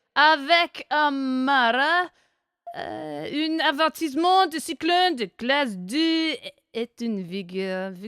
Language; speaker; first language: French; non-native, learner; English